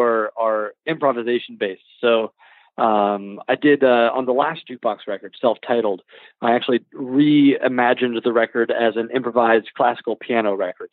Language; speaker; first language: English; native; English